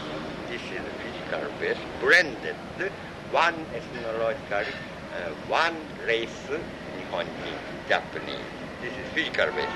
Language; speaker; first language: English; non-native, learner; Japanese